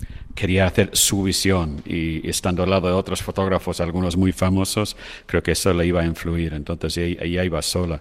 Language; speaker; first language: Spanish; non-native, fluent; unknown